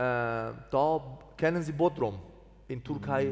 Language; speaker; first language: German; non-native, learner; Persian